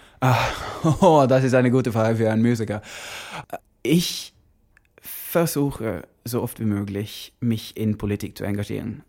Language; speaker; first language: German; non-native, learner; Norwegian